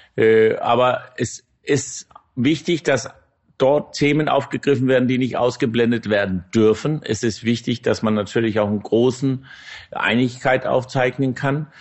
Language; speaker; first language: German; non-native, fluent; Danish